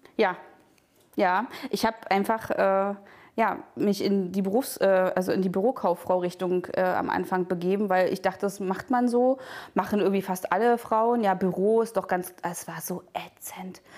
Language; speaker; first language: German; native; German